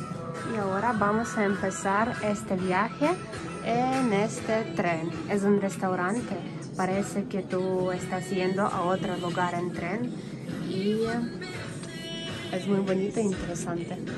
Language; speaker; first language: Spanish; non-native, learner; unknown